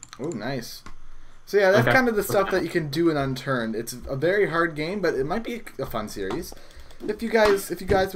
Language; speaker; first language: English; native; English